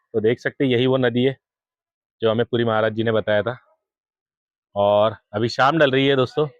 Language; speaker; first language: Hindi; non-native, local second language; Marathi